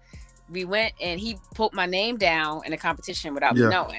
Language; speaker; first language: English; early bilingual, other home language; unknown